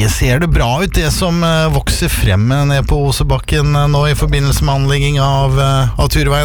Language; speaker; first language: Norwegian; native; Norwegian